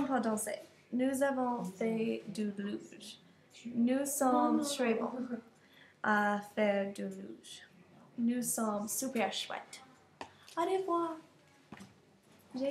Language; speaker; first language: French; non-native, learner; English